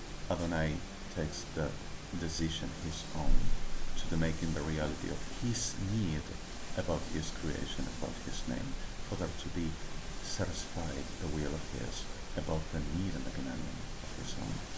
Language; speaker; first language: English; non-native, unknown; Spanish